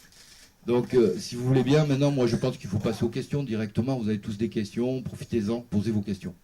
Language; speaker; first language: French; native; French